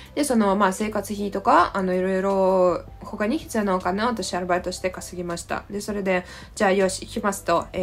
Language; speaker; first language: Japanese; non-native, fluent; Russian